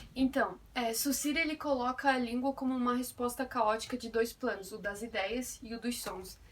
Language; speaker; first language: Portuguese; native; Portuguese